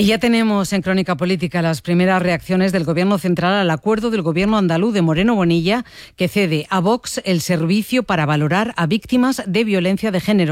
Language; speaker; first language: Spanish; native; Spanish